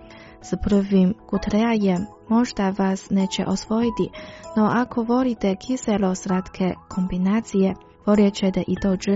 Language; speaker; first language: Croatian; non-native, fluent; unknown